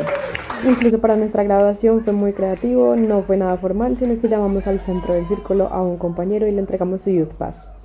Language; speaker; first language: Spanish; native; Spanish